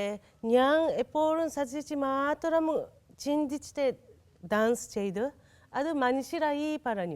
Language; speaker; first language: Malayalam; non-native, learner; Japanese